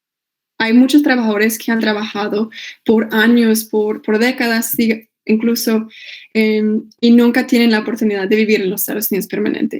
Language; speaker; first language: Spanish; non-native, fluent; English